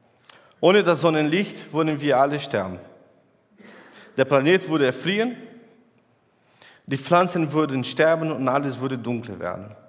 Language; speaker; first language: German; non-native, fluent; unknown